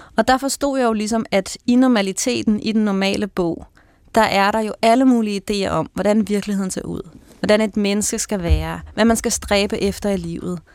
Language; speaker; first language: Danish; native; Danish